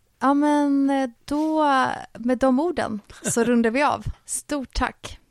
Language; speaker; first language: Swedish; early bilingual, other home language; Finnish